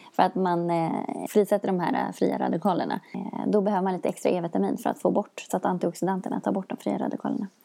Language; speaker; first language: Swedish; native; Swedish